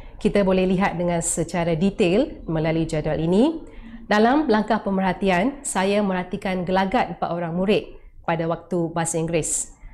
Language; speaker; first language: Malay; non-native, local second language; Tamil